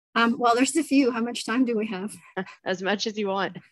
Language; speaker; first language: English; non-native, fluent; Ukrainian